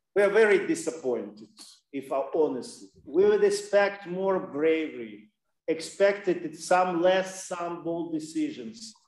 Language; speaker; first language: English; non-native, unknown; Ukrainian